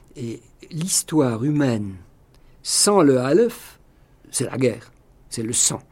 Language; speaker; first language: French; native; French